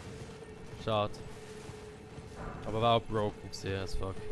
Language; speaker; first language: German; native; German